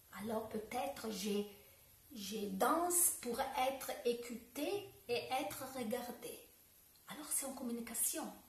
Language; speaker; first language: French; non-native, learner; Italian